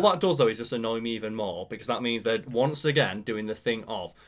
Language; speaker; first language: English; native; English